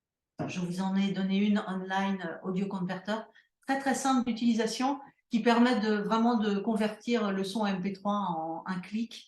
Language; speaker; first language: French; native; French